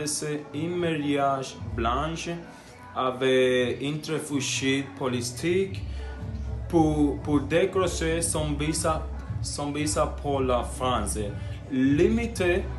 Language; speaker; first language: French; non-native, learner; Spanish